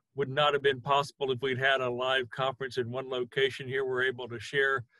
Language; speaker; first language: English; native; English